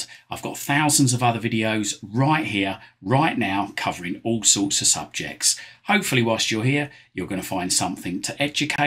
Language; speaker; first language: English; native; English